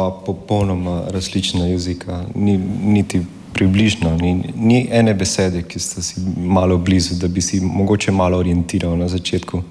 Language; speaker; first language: Slovenian; non-native, fluent; Spanish